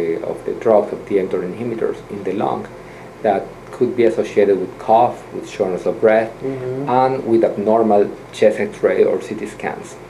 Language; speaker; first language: English; non-native, fluent; Spanish